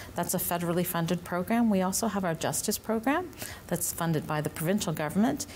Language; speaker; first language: English; native; English